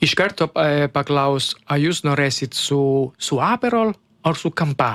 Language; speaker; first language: Lithuanian; non-native, learner; Italian